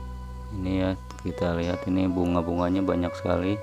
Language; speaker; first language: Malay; non-native, local second language; Sundanese